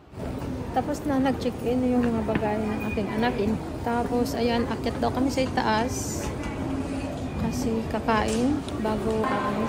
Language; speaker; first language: Filipino; native; Filipino